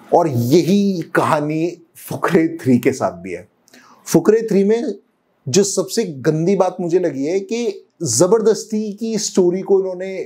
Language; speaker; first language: Hindi; native; Hindi